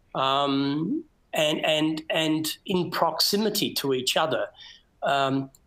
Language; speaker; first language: English; native; English